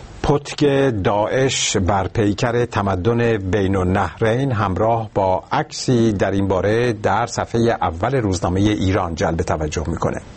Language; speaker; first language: Persian; native; Persian